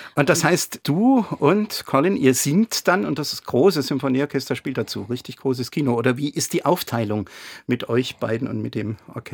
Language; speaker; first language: German; native; German